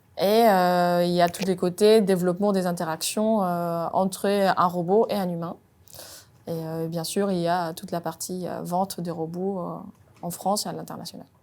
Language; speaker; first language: French; non-native, fluent; Spanish